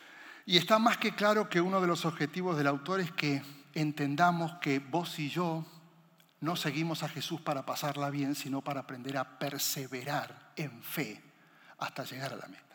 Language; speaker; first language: Spanish; native; Spanish